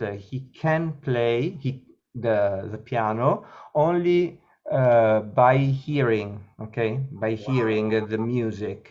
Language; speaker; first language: English; non-native, learner; Italian